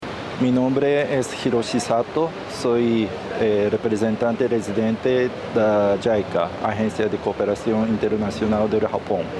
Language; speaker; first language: Spanish; non-native, learner; Japanese